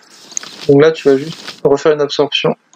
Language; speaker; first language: French; native; French